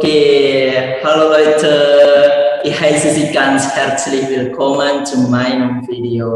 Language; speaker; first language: German; non-native, fluent; Indonesian